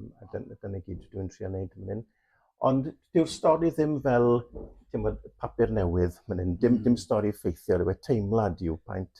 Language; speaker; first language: Welsh; native; Welsh